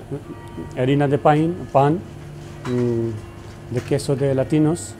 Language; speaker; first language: Spanish; non-native, learner; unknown